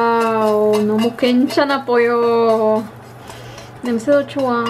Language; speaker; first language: Korean; non-native, learner; Spanish